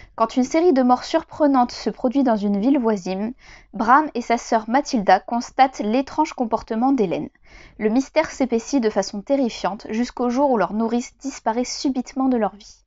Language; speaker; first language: French; native; French